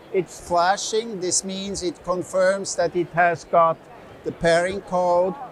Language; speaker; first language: English; non-native, learner; German